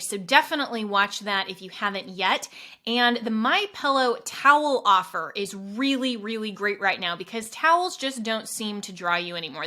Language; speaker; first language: English; native; English